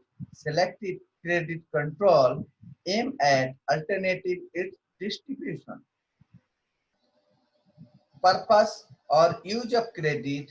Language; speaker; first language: English; non-native, local second language; Hindi